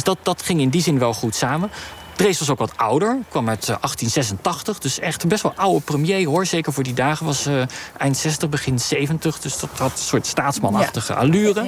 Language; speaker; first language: Dutch; native; Dutch